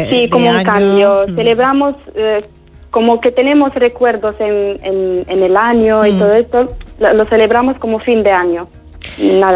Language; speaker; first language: Spanish; non-native, fluent; Arabic